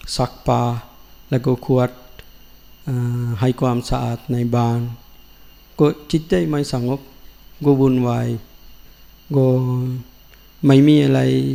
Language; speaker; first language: Thai; non-native, learner; Sinhala